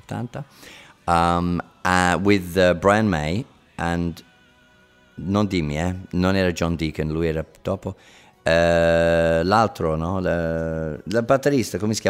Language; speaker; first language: Italian; non-native, fluent; English